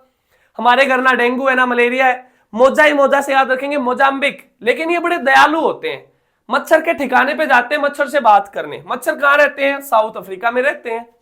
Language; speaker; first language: Hindi; native; Hindi